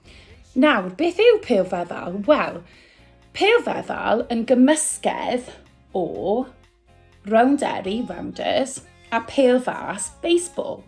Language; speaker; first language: Welsh; native; Welsh